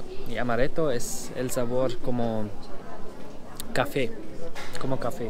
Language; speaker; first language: Spanish; non-native, learner; German